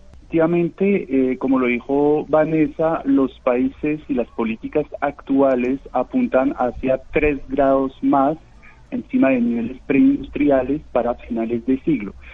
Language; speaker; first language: Spanish; non-native, fluent; French